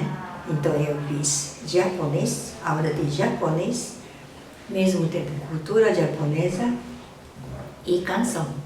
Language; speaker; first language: Portuguese; non-native, fluent; Japanese